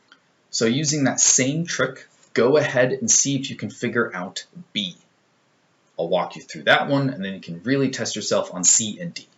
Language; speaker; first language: English; native; English